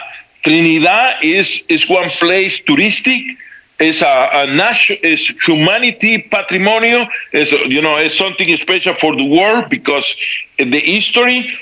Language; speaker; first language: English; non-native, learner; Spanish